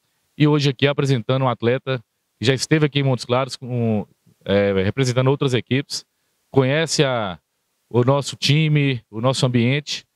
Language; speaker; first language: Portuguese; native; Portuguese